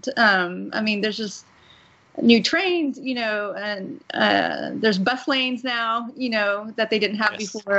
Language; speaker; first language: English; native; English